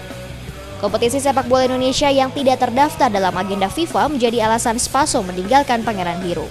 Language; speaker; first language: Indonesian; native; Indonesian